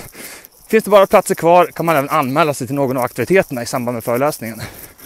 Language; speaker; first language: Swedish; native; Swedish